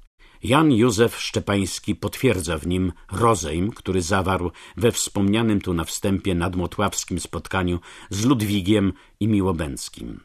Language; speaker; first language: Polish; native; Polish